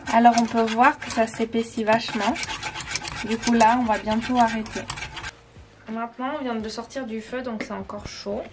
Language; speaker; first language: French; native; French